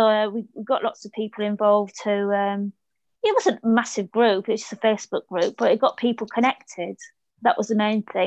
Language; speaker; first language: English; native; English